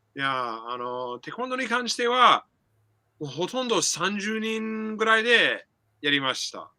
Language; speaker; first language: Japanese; non-native, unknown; English